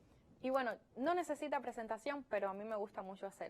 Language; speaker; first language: Spanish; native; Spanish